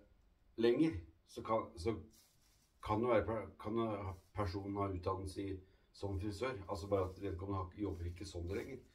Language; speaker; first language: Norwegian; native; Norwegian